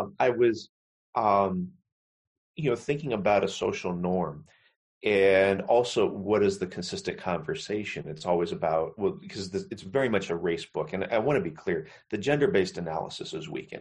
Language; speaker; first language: English; native; English